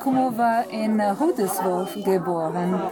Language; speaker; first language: German; non-native, learner; Italian